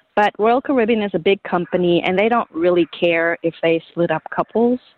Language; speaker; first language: English; non-native, fluent; German